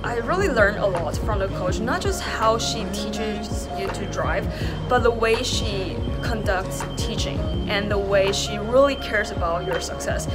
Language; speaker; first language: English; early bilingual, other home language; Chinese